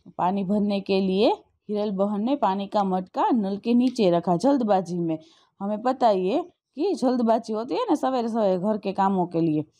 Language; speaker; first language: Hindi; non-native, local second language; Gujarati